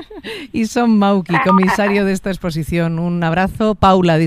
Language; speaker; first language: Spanish; native; Spanish